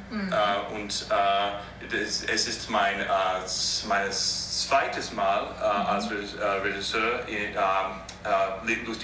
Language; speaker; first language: German; non-native, fluent; English